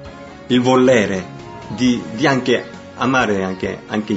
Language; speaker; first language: Italian; non-native, fluent; Korean